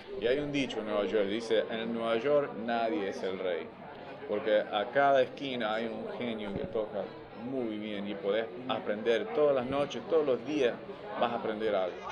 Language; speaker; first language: Spanish; early bilingual, other home language; English